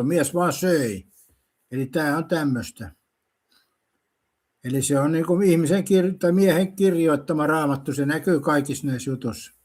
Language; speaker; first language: Finnish; native; Finnish